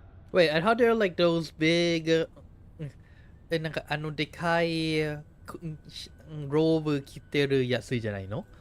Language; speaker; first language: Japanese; non-native, fluent; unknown